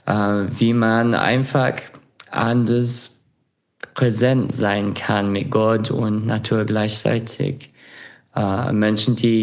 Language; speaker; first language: German; non-native, fluent; English